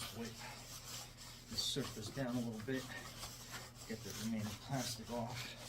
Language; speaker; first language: English; native; English